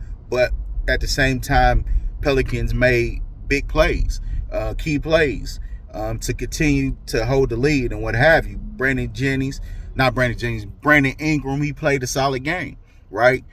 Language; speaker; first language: English; native; English